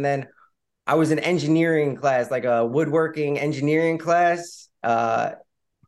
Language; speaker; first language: English; native; English